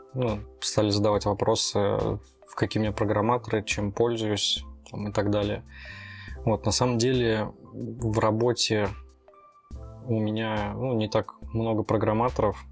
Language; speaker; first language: Russian; native; Russian